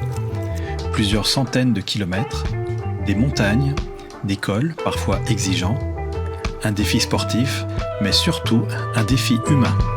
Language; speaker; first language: French; native; French